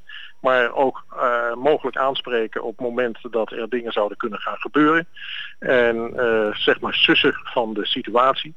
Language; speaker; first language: Dutch; native; Dutch